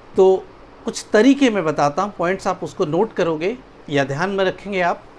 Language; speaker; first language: Hindi; native; Hindi